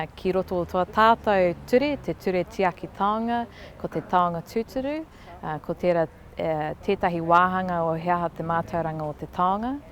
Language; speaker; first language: Māori; non-native, local second language; English